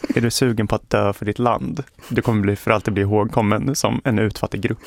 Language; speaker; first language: Swedish; native; Swedish